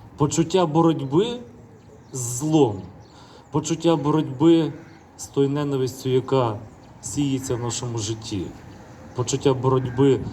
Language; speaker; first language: Ukrainian; native; Ukrainian